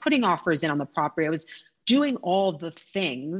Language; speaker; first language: English; native; English